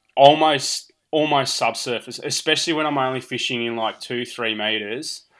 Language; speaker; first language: English; early bilingual, other home language; Portuguese